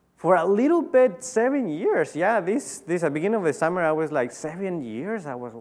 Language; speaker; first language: English; early bilingual, other home language; Spanish